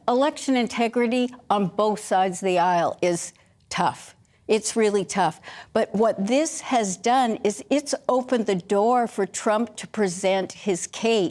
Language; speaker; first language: English; native; English